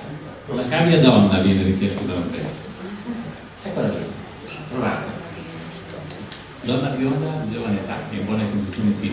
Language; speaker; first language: Italian; native; Italian